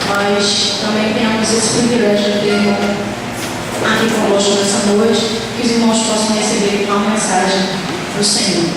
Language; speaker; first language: Portuguese; native; Portuguese